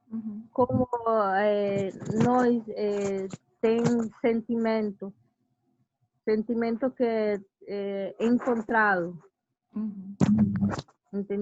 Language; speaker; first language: Portuguese; non-native, learner; Spanish